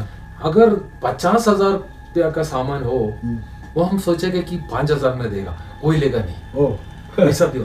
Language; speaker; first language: Hindi; non-native, local second language; Malayalam